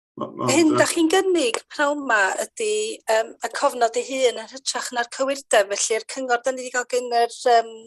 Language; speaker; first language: Welsh; native; Welsh